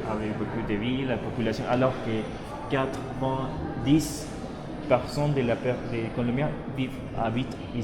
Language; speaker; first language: French; non-native, learner; Spanish